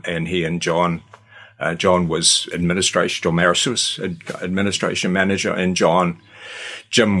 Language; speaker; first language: English; native; English